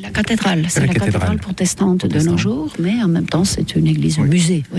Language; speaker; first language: French; non-native, fluent; Estonian